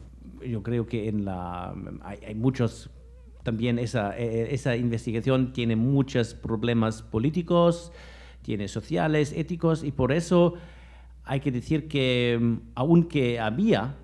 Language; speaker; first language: Spanish; non-native, fluent; German